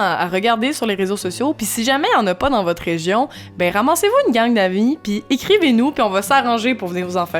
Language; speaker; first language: French; native; French